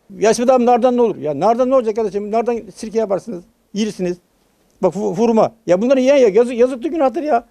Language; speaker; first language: Turkish; native; Turkish